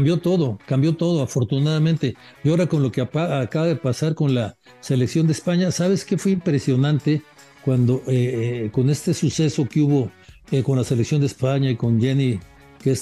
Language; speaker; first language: Spanish; native; Spanish